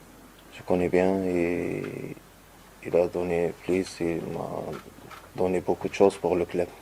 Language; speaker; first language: French; non-native, learner; Arabic